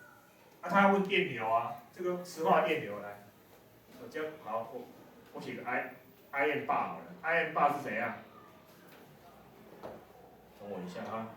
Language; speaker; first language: Chinese; native; Chinese